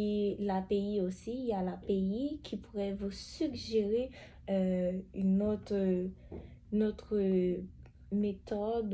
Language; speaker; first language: French; native; French